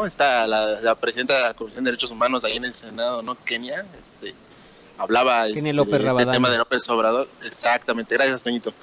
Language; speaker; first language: Spanish; native; Spanish